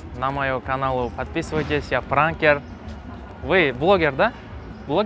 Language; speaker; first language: Russian; non-native, local second language; Kazakh